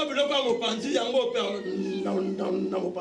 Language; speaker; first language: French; non-native, local second language; Lingala